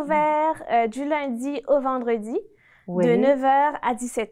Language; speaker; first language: French; native; French